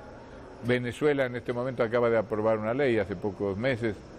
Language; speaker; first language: Spanish; native; Spanish